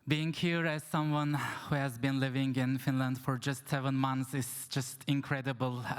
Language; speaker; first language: English; non-native, fluent; Turkish